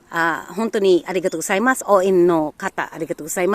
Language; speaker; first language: Japanese; early bilingual, other home language; Filipino